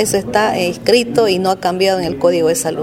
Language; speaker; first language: Spanish; native; Spanish